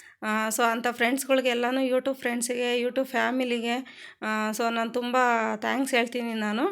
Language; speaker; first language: Kannada; native; Kannada